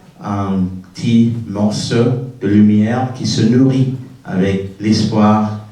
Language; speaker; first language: French; non-native, learner; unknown